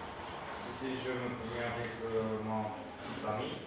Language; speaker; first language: French; non-native, learner; Romanian